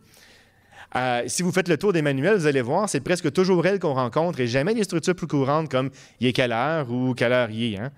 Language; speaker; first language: French; native; French